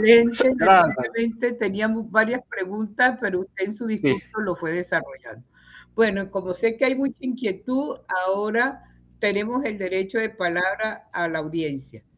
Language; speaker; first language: Spanish; native; Spanish